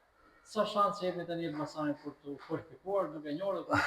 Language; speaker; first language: Albanian; native; Albanian